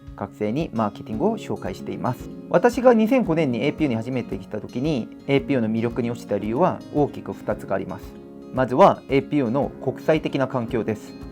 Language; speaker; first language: Japanese; non-native, fluent; Korean